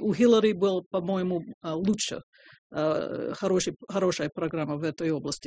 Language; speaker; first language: Russian; non-native, fluent; English